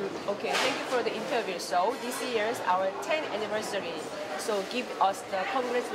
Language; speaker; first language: English; non-native, learner; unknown